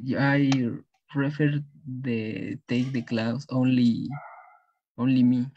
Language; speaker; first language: English; non-native, learner; Spanish